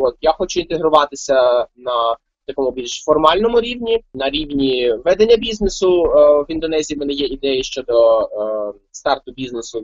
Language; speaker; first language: Ukrainian; native; Ukrainian